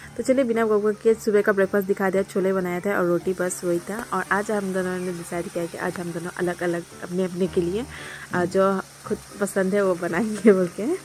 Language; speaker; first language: Hindi; non-native, local second language; Bangla